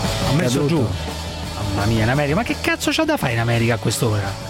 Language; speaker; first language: Italian; native; Italian